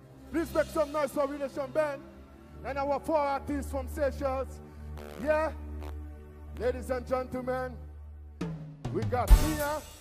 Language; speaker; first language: English; non-native, fluent; Seselwa Creole French